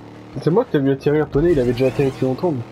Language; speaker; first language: French; native; French